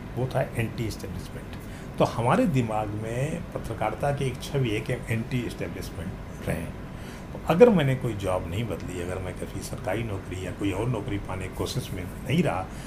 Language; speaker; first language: Hindi; native; Hindi